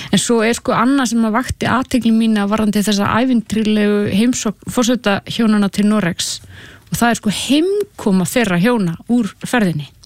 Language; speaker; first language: Icelandic; native; Icelandic